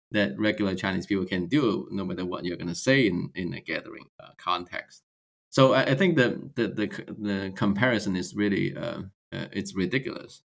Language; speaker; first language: English; non-native, fluent; Chinese